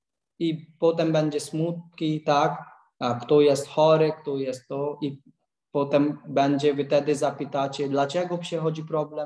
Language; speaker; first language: Polish; non-native, learner; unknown